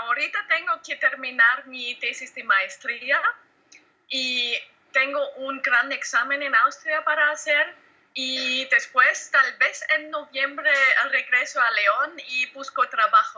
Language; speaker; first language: Spanish; non-native, learner; German